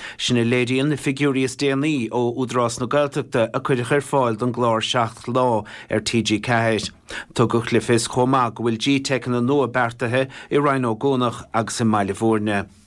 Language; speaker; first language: Irish; native; Irish